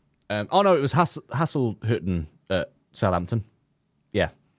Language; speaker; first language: English; native; English